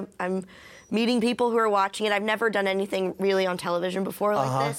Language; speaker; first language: English; native; English